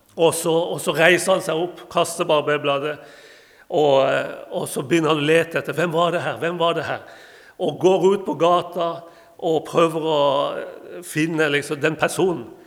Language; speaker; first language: Norwegian; non-native, fluent; Persian